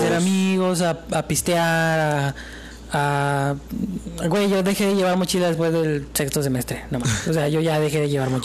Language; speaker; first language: Spanish; native; Spanish